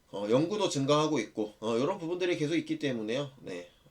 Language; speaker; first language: Korean; native; Korean